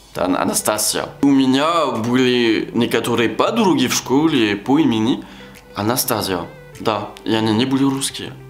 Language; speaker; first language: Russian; non-native, fluent; French